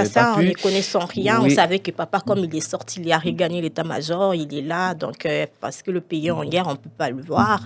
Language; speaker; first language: French; non-native, local second language; Lingala